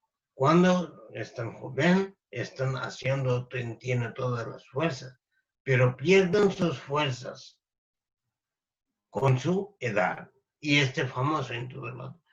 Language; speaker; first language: Spanish; non-native, fluent; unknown